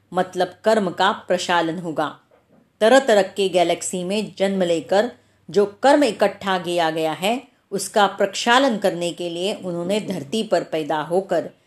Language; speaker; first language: Hindi; non-native, local second language; Marathi